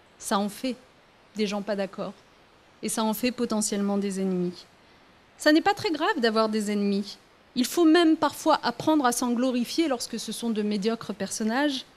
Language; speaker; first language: French; early bilingual, other home language; Riffian